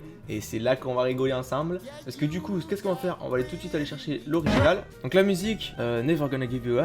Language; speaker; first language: French; native; French